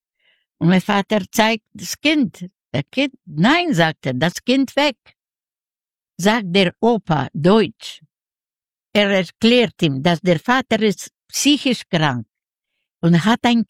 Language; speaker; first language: German; non-native, learner; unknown